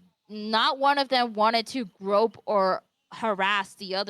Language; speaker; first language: English; native; English